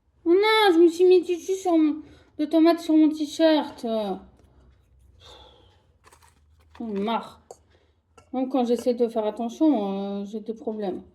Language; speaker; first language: French; native; French